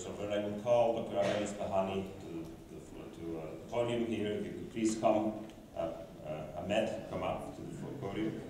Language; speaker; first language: English; native; English